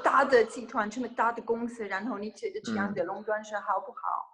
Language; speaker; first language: Chinese; non-native, fluent; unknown